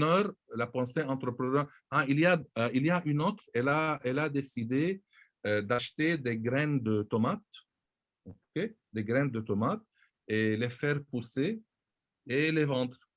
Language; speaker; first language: French; non-native, local second language; Arabic